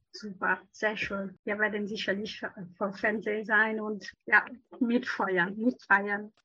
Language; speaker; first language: German; non-native, fluent; Italian